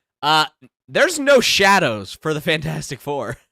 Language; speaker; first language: English; native; English